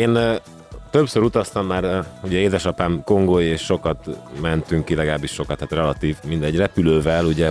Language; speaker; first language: Hungarian; native; Hungarian